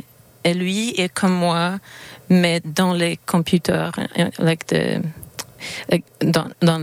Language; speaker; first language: French; non-native, learner; Swedish